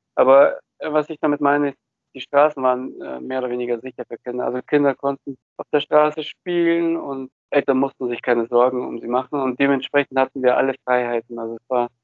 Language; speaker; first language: German; early bilingual, other home language; Bulgarian